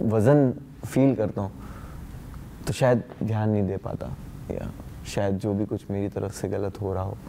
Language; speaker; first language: Hindi; non-native, local second language; Gujarati